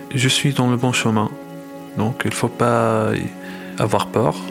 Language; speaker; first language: French; non-native, fluent; Arabic